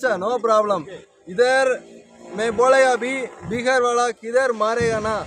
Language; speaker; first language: Hindi; non-native, learner; Tamil